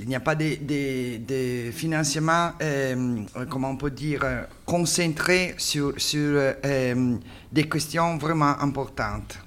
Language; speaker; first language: French; non-native, learner; Italian